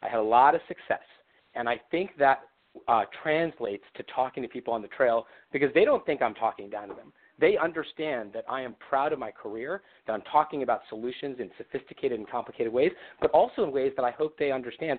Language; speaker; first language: English; native; English